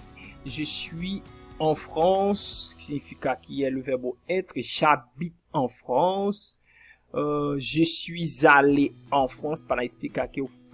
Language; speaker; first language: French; non-native, fluent; Portuguese